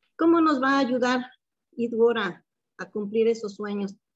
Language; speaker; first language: Spanish; native; Spanish